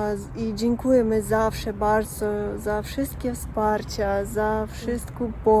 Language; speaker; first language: Polish; non-native, learner; Russian